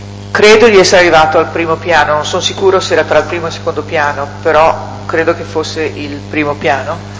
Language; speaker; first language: Italian; native; Italian